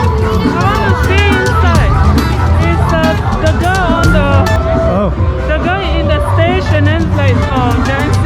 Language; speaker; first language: English; non-native, learner; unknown